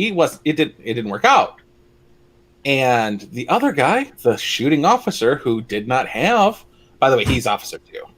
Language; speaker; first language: English; native; English